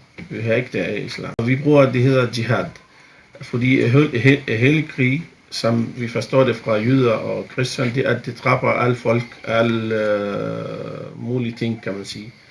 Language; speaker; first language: Danish; non-native, fluent; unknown